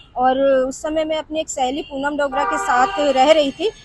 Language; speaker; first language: Hindi; non-native, local second language; Odia